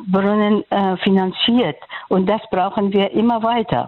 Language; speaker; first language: German; non-native, fluent; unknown